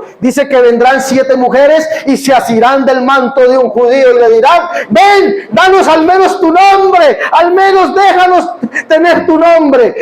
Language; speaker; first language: Spanish; native; Spanish